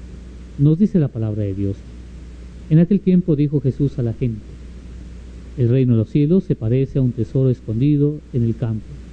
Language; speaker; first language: Spanish; native; Spanish